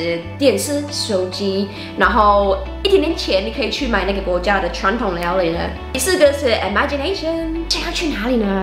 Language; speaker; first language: Chinese; non-native, fluent; English